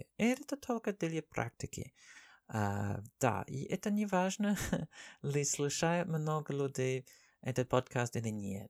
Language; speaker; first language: Russian; non-native, learner; English